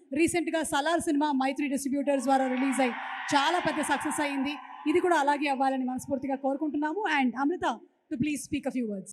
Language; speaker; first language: Telugu; native; Telugu